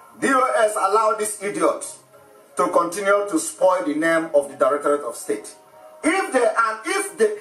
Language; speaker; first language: English; non-native, local second language; Igbo